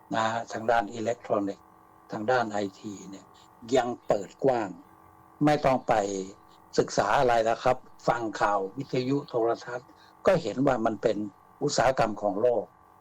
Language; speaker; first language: Thai; native; Thai